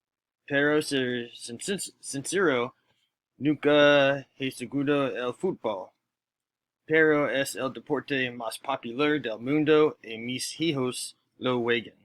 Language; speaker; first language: Spanish; non-native, learner; English